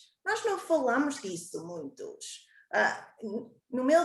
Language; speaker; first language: Portuguese; early bilingual, heritage; Portuguese